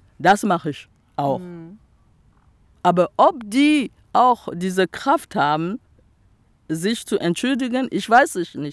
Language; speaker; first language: German; non-native, fluent; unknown